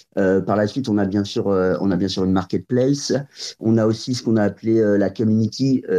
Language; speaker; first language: French; native; French